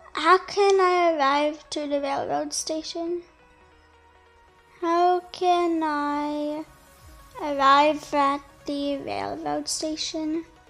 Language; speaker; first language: English; native; English